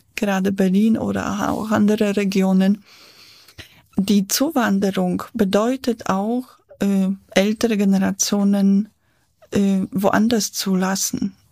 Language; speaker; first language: German; non-native, fluent; Polish